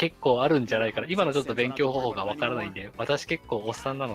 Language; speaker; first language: Japanese; native; Japanese